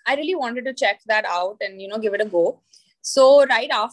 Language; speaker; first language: English; non-native, local second language; Marathi